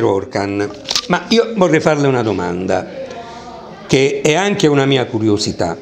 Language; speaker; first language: Italian; native; Italian